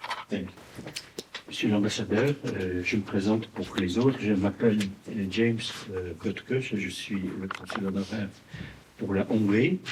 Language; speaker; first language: French; non-native, fluent; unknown